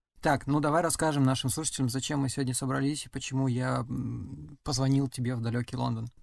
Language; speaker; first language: Russian; native; Russian